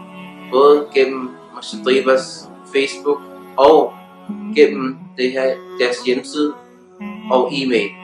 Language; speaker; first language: Danish; early bilingual, other home language; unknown